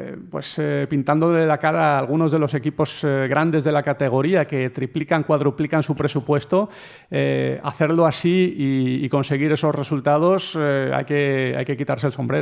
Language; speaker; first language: Spanish; native; Spanish